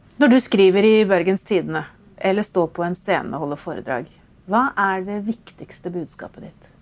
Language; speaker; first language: Norwegian; native; Norwegian